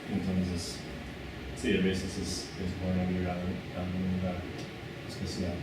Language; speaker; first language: Spanish; non-native, fluent; English